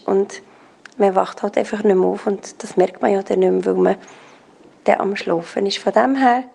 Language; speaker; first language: German; native; German